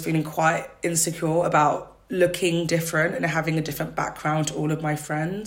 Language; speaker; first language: English; native; English